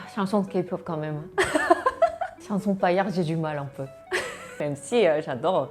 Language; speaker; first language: French; non-native, fluent; Korean